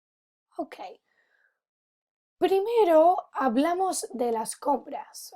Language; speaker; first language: Spanish; non-native, fluent; English